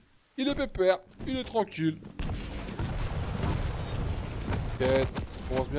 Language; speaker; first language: French; native; French